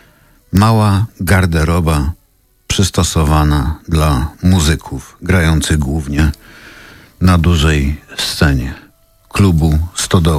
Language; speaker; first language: Polish; native; Polish